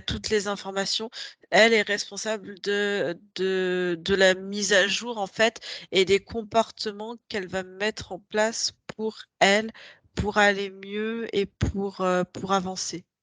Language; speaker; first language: French; native; French